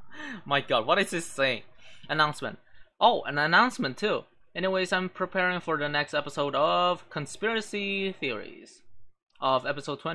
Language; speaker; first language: English; non-native, local second language; Filipino